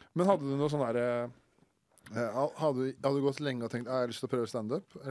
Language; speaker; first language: Norwegian; native; Norwegian